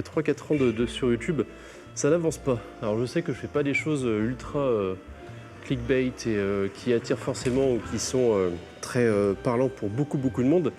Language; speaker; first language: French; native; French